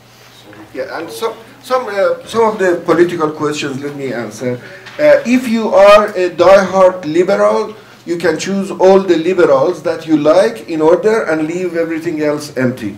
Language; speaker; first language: English; non-native, fluent; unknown